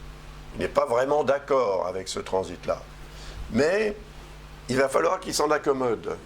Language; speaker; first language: French; native; French